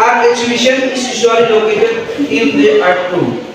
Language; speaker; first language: English; non-native, learner; Indonesian